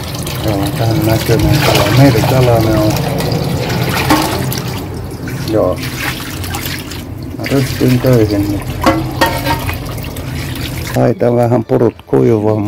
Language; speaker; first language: Finnish; non-native, fluent; Turkish